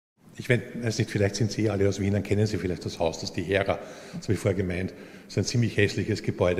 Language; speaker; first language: German; native; German